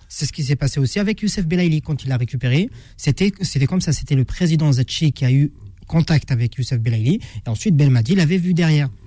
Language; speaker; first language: French; non-native, local second language; Arabic